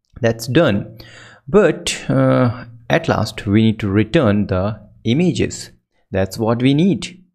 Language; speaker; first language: English; non-native, local second language; Hindi